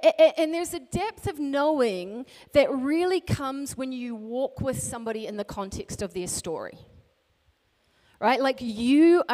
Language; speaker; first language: English; native; English